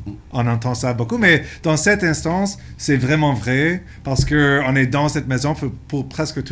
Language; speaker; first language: French; non-native, local second language; English